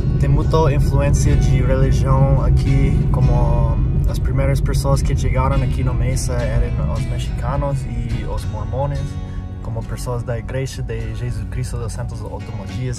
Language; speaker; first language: Portuguese; non-native, fluent; English